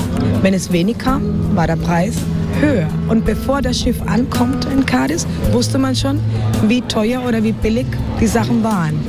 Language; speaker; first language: German; non-native, fluent; Spanish